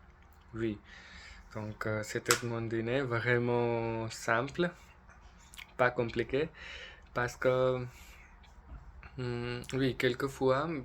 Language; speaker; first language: French; non-native, learner; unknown